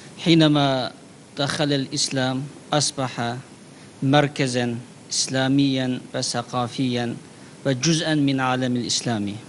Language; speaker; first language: Arabic; non-native, learner; Uyghur